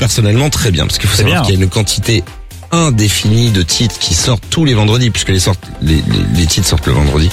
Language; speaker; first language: French; native; French